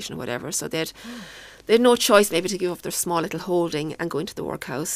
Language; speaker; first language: English; native; English